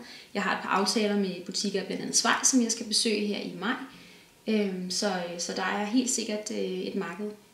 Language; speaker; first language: Danish; native; Danish